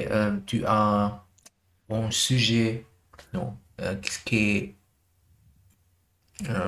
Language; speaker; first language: French; non-native, learner; German